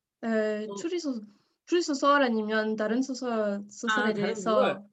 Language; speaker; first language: Korean; non-native, learner; French